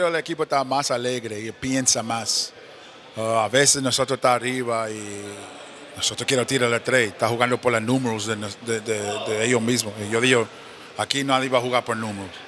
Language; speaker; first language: Spanish; non-native, learner; English